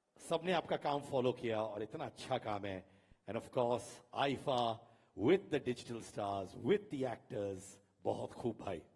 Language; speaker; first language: Hindi; native; Hindi